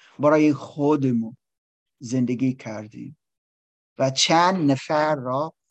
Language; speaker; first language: Persian; non-native, learner; English